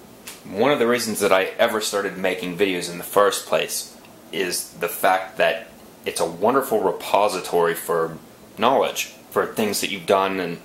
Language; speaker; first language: English; native; English